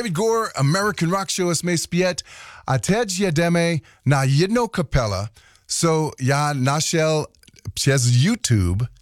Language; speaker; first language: Czech; non-native, learner; English